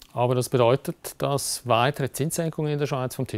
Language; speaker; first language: German; native; German